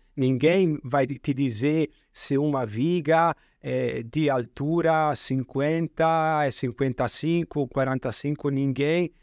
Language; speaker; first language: Portuguese; non-native, fluent; Italian